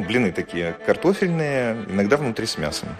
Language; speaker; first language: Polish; non-native, learner; Russian